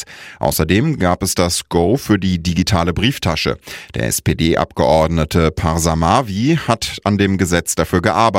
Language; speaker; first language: German; native; German